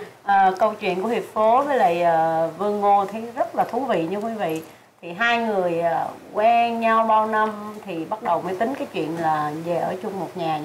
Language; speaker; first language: Vietnamese; native; Vietnamese